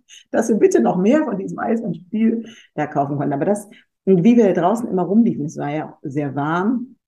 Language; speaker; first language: German; native; German